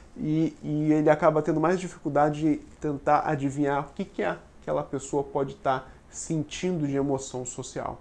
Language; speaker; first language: Portuguese; native; Portuguese